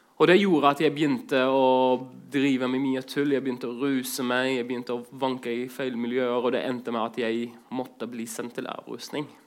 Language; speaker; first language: Norwegian; non-native, fluent; Arabic